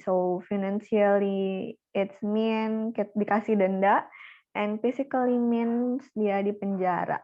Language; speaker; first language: English; non-native, learner; Indonesian